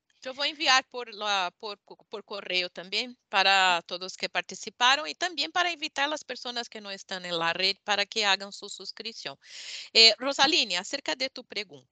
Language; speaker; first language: Spanish; non-native, learner; Portuguese